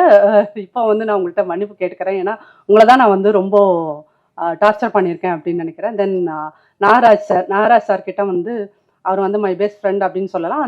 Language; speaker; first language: Tamil; native; Tamil